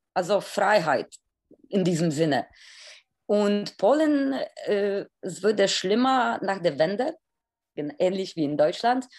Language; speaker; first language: German; non-native, fluent; Polish